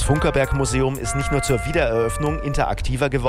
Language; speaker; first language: German; native; German